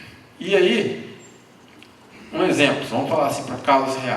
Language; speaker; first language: Portuguese; native; Portuguese